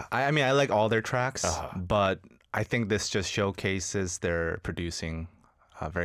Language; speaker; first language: English; early bilingual, other home language; Korean